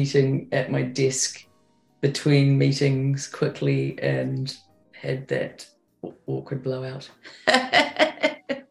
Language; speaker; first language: English; native; English